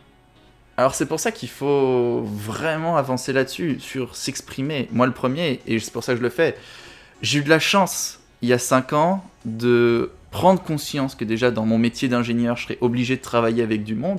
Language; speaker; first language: French; native; French